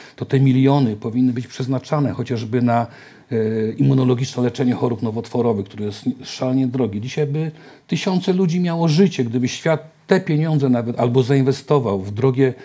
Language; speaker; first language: Polish; native; Polish